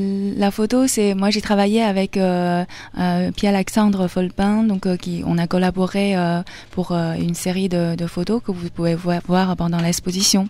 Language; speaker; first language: French; non-native, fluent; Chinese